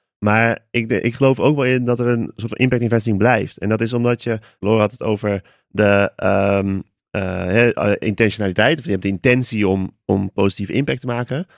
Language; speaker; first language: Dutch; native; Dutch